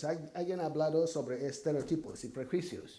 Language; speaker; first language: Spanish; non-native, fluent; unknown